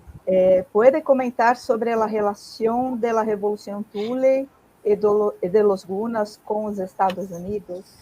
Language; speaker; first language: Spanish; non-native, fluent; Portuguese